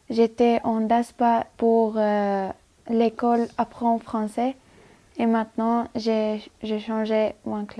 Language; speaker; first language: French; non-native, learner; Armenian